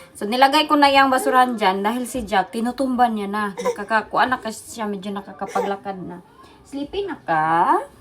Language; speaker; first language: Filipino; non-native, local second language; Cebuano